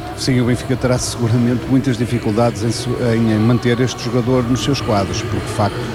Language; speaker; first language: Portuguese; native; Portuguese